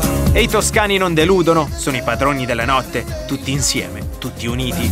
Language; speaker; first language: Italian; native; Italian